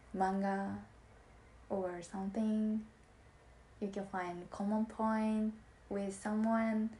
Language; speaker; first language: English; non-native, learner; Japanese